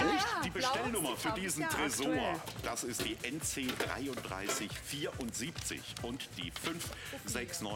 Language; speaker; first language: German; native; German